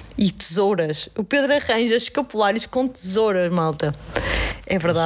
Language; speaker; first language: Portuguese; native; Portuguese